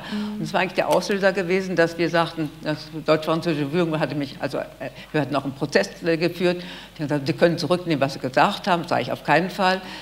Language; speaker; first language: German; native; German